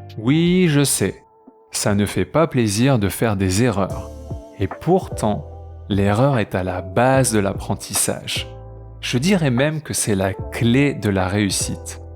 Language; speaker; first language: French; native; French